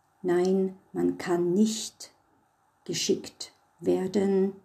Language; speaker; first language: German; non-native, fluent; English